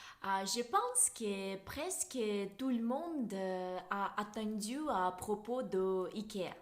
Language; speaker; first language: French; non-native, fluent; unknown